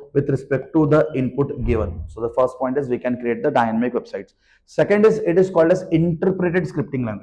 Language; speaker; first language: English; non-native, local second language; Marathi